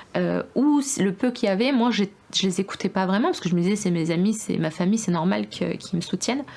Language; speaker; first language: French; early bilingual, other home language; Russian